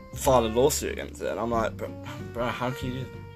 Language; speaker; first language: English; native; English